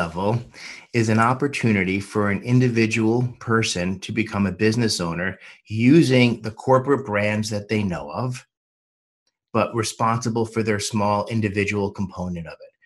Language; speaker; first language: English; native; English